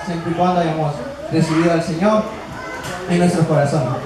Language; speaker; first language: Spanish; native; Spanish